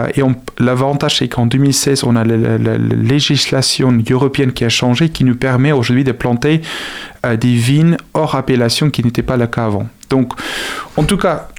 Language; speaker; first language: French; non-native, fluent; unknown